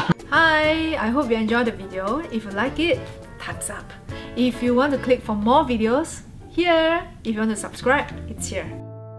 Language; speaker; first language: English; non-native, local second language; Chinese